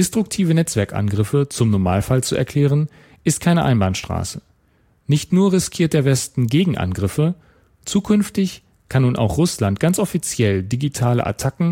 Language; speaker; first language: German; native; German